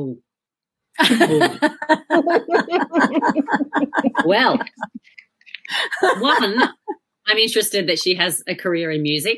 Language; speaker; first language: English; native; English